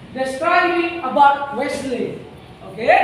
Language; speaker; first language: English; non-native, learner; Indonesian